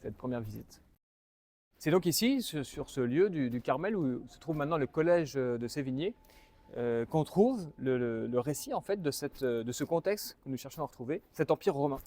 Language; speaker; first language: French; native; French